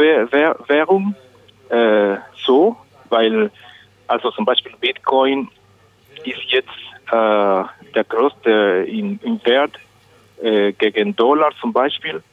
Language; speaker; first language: German; non-native, learner; Spanish